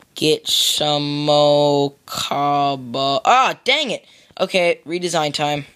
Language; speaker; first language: English; native; English